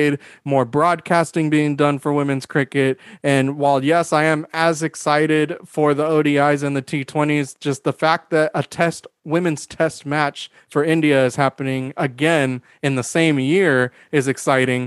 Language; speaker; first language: English; native; English